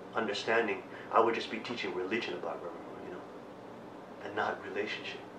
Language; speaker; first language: English; native; English